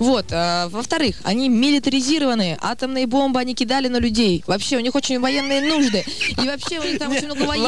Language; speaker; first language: Russian; native; Russian